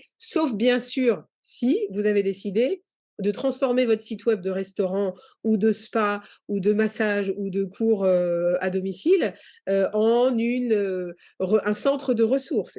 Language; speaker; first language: French; native; French